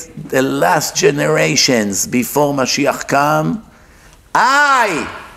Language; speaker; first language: English; non-native, fluent; Hebrew